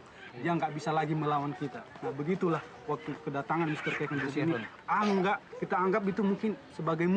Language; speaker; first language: Indonesian; non-native, local second language; Nias